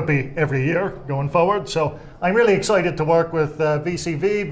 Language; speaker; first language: English; native; English